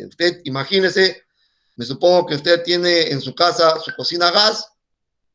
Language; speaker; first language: Spanish; native; Spanish